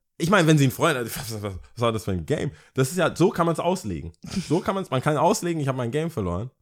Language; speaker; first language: German; early bilingual, other home language; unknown